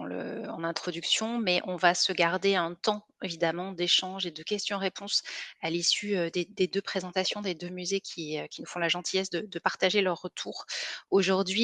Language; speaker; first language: French; native; French